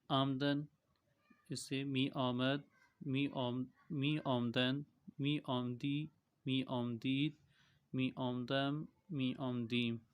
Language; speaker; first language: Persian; non-native, fluent; Urdu